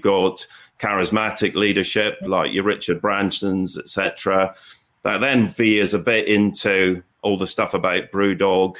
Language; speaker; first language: English; native; English